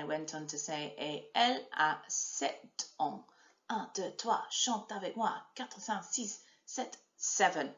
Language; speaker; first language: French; non-native, fluent; English